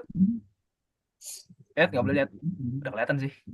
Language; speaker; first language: Indonesian; native; Indonesian